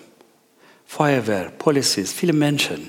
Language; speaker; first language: German; non-native, learner; Persian